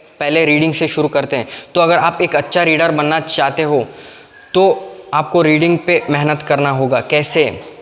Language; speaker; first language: Hindi; non-native, local second language; Kannada